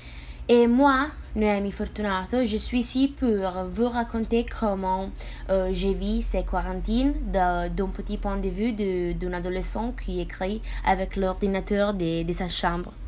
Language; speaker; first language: French; non-native, fluent; Italian